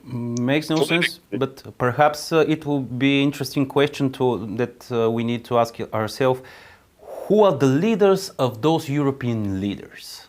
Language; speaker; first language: English; non-native, fluent; Bulgarian